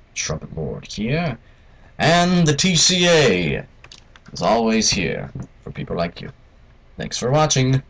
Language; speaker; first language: English; native; English